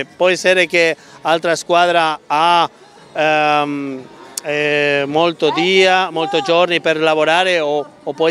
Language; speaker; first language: Italian; non-native, learner; Spanish